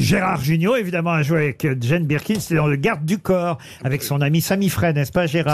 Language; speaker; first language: French; native; French